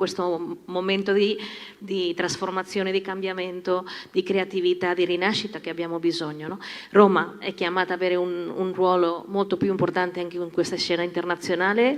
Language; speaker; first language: Italian; non-native, fluent; Spanish